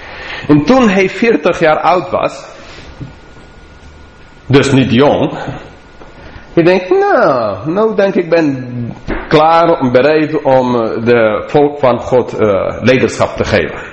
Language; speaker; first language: Dutch; non-native, fluent; English